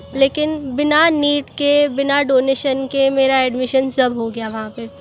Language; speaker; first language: Hindi; non-native, local second language; Marathi